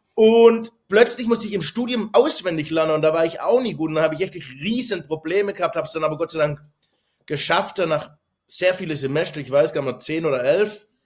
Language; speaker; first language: German; native; German